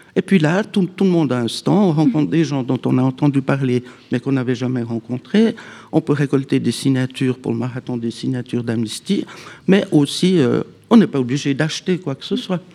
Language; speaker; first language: French; native; French